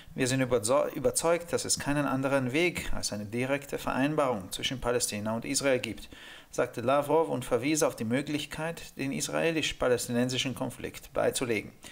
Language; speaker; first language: German; non-native, fluent; Hungarian